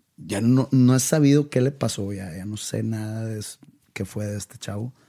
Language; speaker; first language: Spanish; native; Spanish